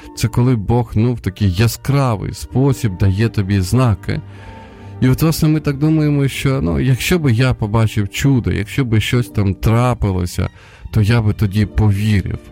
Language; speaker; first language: Ukrainian; non-native, local second language; Russian